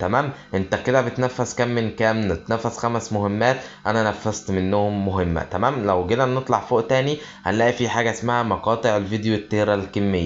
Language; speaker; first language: Arabic; native; Arabic